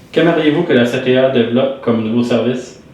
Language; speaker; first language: French; native; French